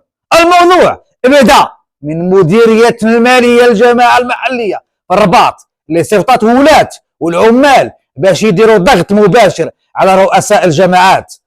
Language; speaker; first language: Arabic; native; Arabic